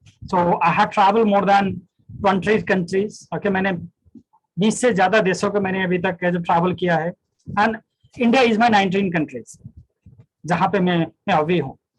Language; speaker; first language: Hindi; non-native, fluent; Nepali